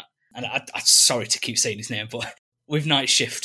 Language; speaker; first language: English; native; English